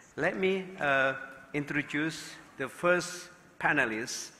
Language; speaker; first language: English; non-native, fluent; Indonesian